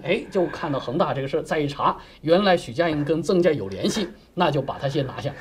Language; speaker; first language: Chinese; native; Chinese